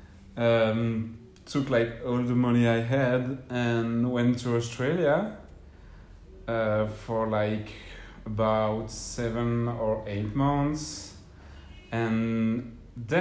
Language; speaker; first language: English; non-native, fluent; French